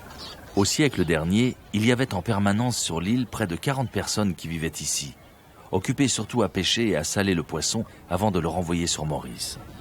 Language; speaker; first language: French; native; French